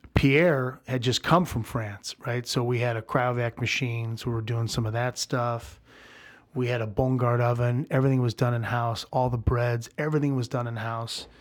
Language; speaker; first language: English; native; English